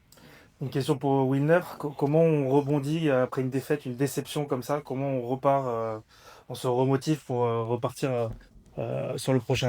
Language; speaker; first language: French; native; French